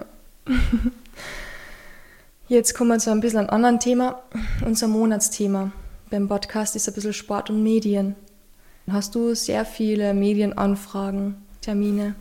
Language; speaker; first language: German; native; German